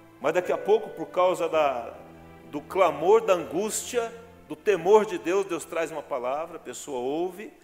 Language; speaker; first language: Portuguese; native; Portuguese